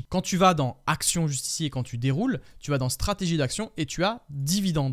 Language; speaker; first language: French; native; French